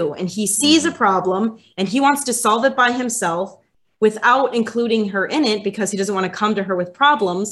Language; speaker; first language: English; native; English